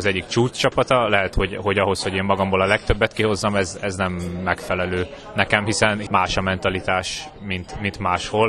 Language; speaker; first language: Hungarian; native; Hungarian